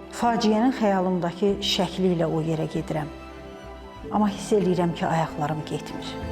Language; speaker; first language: Azerbaijani; native; Azerbaijani